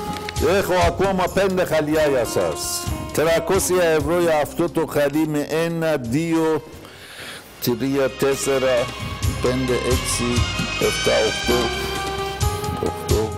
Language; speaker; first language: Greek; non-native, learner; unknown